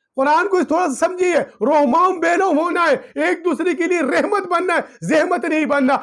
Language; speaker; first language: Urdu; non-native, local second language; Pashto